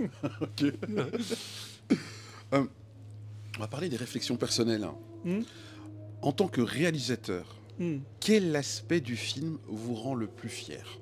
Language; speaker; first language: French; native; French